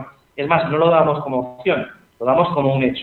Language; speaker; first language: Spanish; native; Spanish